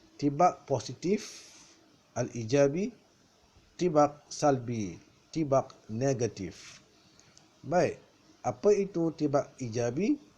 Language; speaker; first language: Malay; native; Malay